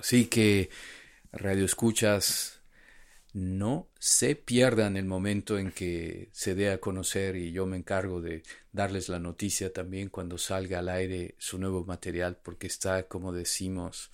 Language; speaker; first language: Spanish; native; Spanish